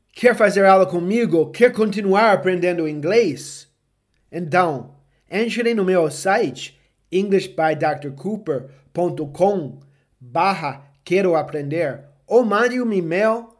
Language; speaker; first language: Portuguese; non-native, fluent; English